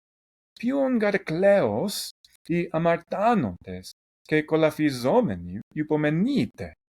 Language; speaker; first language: Greek; non-native, fluent; English